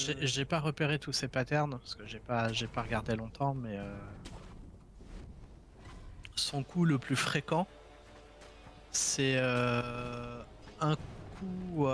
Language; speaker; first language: French; native; French